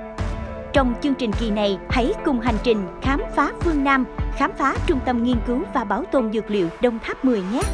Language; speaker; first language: Vietnamese; native; Vietnamese